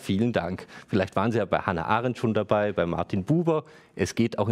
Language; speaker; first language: German; native; German